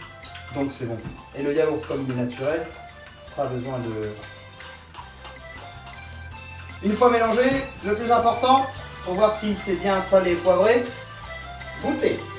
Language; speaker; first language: French; non-native, learner; Spanish